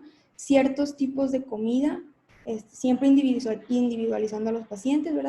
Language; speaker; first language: Spanish; native; Spanish